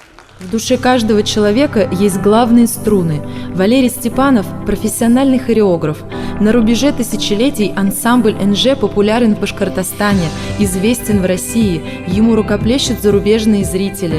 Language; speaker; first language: Russian; native; Russian